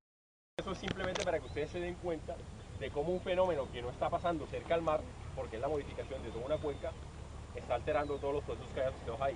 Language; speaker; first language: Spanish; native; Spanish